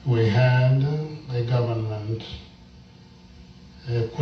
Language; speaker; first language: English; non-native, local second language; Igbo